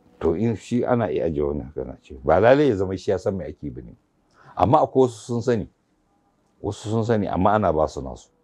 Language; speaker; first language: Hausa; native; Hausa